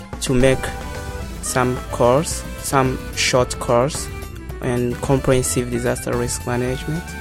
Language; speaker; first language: English; non-native, local second language; Portuguese